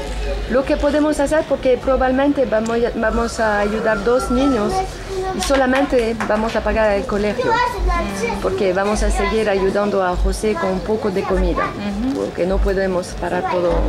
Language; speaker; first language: Spanish; non-native, fluent; French